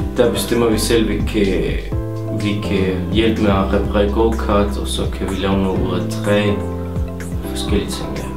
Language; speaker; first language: Danish; non-native, learner; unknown